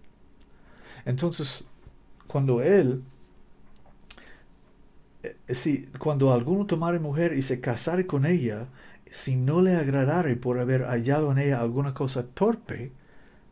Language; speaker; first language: Spanish; non-native, learner; English